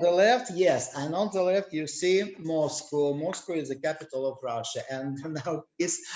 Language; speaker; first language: English; non-native, learner; Russian